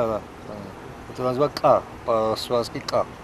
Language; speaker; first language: Russian; non-native, learner; Svan